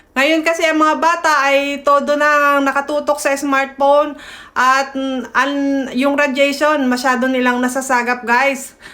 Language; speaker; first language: Filipino; native; Filipino